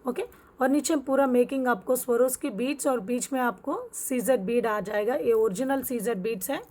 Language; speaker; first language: Hindi; non-native, local second language; Telugu